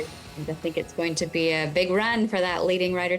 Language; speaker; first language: English; native; English